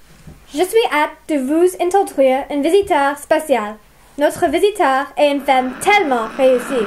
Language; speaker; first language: French; non-native, learner; English